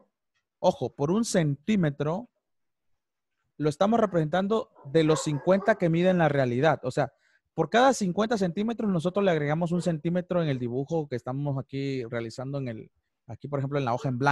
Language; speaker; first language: Spanish; native; Spanish